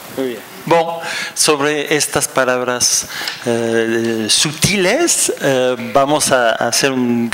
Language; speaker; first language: Spanish; non-native, fluent; French